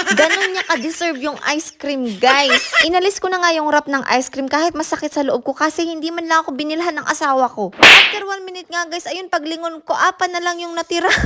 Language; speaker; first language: Filipino; native; Filipino